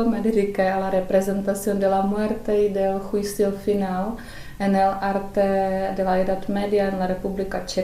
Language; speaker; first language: Spanish; non-native, fluent; Czech